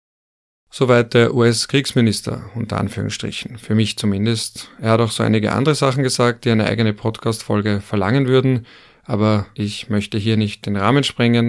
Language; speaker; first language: German; native; German